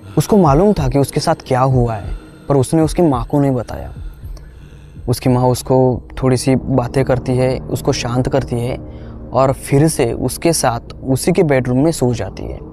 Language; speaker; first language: Hindi; non-native, local second language; Marathi